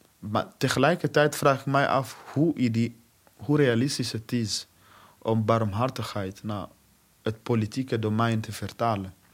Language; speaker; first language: Dutch; non-native, fluent; Swahili